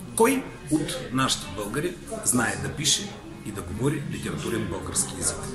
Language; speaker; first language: Bulgarian; early bilingual, heritage; Bulgarian